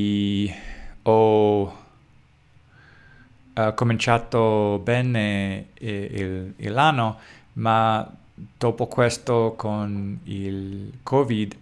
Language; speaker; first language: Italian; non-native, learner; English